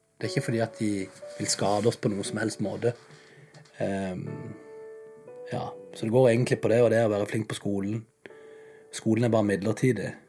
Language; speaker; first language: Norwegian; native; Norwegian